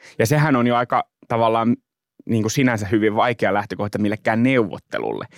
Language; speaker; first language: Finnish; native; Finnish